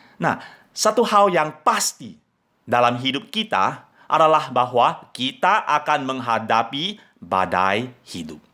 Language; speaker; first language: Indonesian; non-native, fluent; English